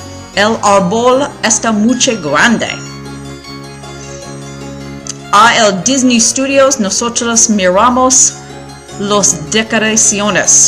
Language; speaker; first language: Spanish; non-native, learner; English